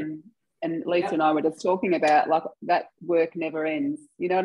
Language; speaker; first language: English; native; English